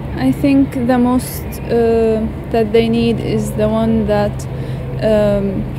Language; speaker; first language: English; non-native, fluent; Arabic